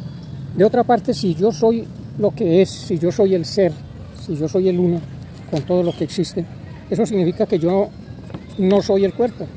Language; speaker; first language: Spanish; native; Spanish